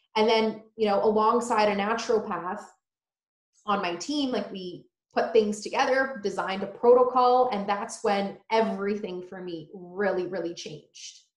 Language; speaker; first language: English; early bilingual, other home language; Polish